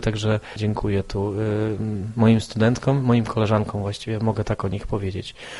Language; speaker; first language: Polish; native; Polish